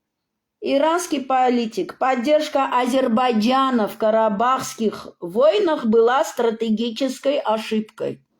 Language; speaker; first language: Russian; non-native, local second language; Armenian